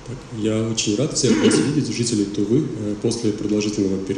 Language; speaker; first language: Russian; native; Russian